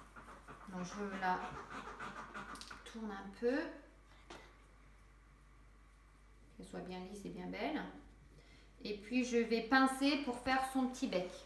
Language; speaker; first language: French; native; French